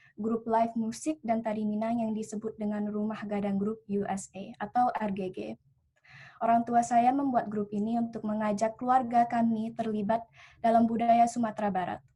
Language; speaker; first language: Indonesian; early bilingual, heritage; Indonesian